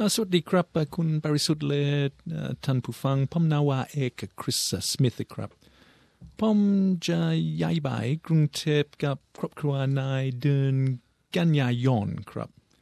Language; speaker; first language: Thai; non-native, learner; English